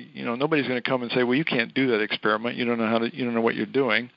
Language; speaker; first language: English; native; English